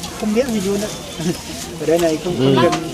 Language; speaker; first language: Vietnamese; native; Vietnamese